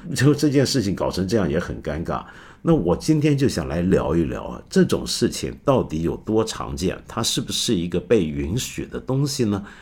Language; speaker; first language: Chinese; non-native, local second language; Cantonese